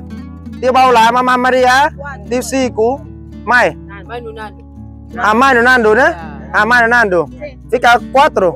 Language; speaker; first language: Portuguese; non-native, learner; Vietnamese